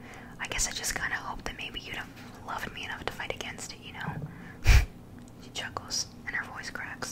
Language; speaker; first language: English; native; English